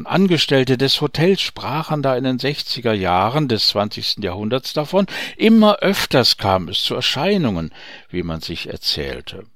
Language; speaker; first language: German; native; German